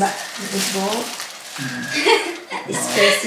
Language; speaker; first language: English; non-native, local second language; Indonesian